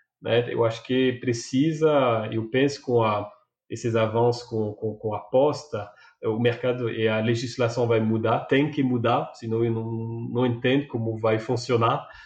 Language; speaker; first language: Portuguese; non-native, fluent; French